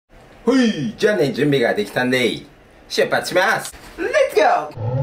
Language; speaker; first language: Japanese; native; Japanese